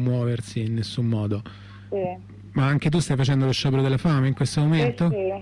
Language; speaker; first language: Italian; native; Italian